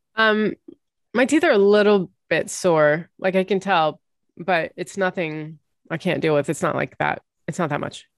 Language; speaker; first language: English; early bilingual, other home language; Arabic